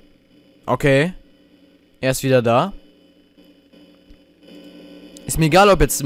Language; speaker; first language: German; native; German